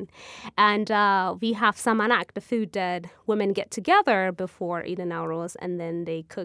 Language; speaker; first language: English; non-native, fluent; Persian